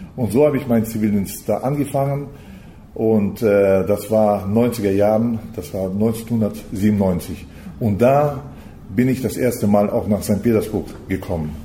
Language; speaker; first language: German; early bilingual, heritage; German